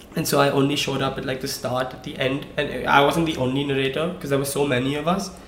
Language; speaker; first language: English; non-native, local second language; Hindi